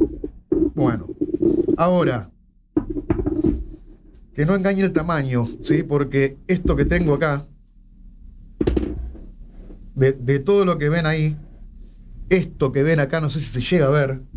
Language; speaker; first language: Spanish; native; Spanish